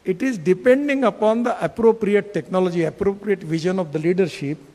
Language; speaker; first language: English; non-native, local second language; Marathi